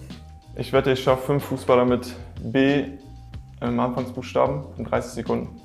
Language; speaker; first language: German; native; German